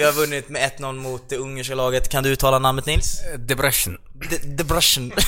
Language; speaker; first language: Swedish; native; Swedish